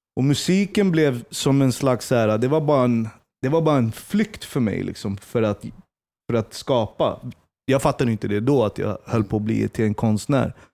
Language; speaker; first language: Swedish; early bilingual, other home language; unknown